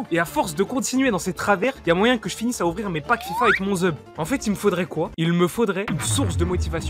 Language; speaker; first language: French; native; French